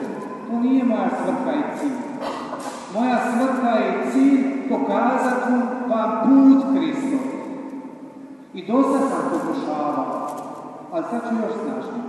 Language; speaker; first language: Serbian; native; Serbian